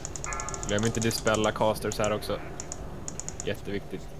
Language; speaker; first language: Swedish; native; Swedish